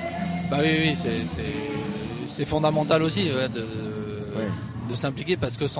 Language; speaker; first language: French; native; French